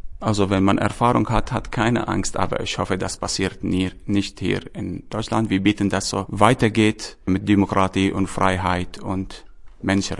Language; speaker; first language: German; non-native, learner; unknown